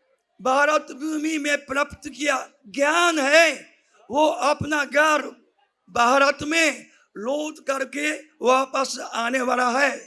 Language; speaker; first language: Hindi; non-native, fluent; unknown